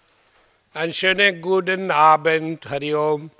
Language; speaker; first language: German; non-native, learner; Hindi